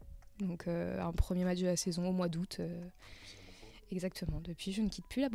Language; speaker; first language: French; native; French